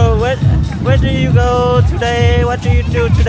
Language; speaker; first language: English; non-native, learner; Hmong